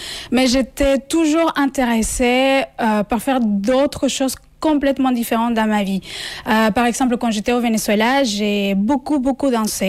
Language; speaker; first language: French; non-native, fluent; Spanish